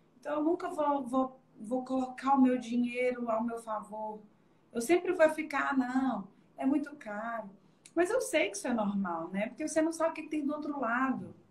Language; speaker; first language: Portuguese; native; Portuguese